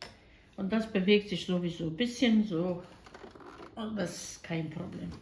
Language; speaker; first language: German; non-native, fluent; Croatian